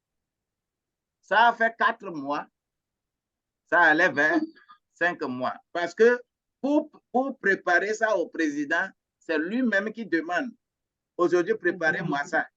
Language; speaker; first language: French; non-native, local second language; Ewe